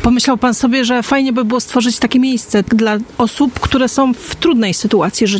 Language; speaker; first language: Polish; native; Polish